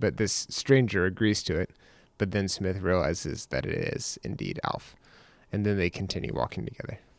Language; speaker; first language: English; native; English